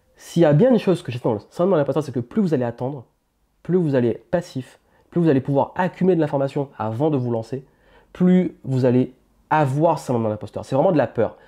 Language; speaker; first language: French; native; French